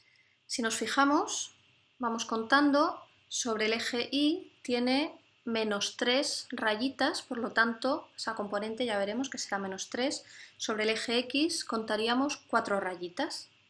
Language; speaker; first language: Spanish; native; Spanish